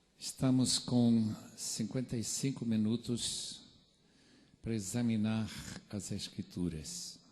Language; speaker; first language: Portuguese; non-native, fluent; English